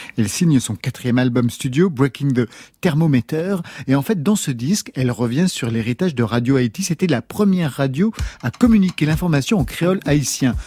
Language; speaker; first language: French; native; French